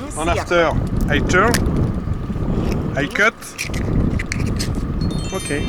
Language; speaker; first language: English; non-native, learner; French